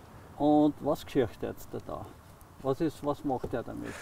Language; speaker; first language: German; native; German